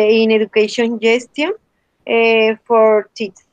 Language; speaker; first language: English; non-native, learner; Spanish